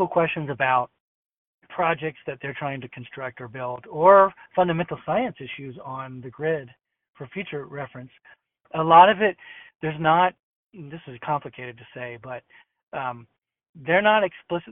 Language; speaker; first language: English; native; English